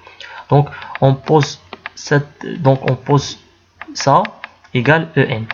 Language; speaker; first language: French; non-native, local second language; Arabic